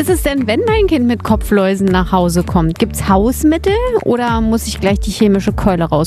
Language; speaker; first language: German; native; German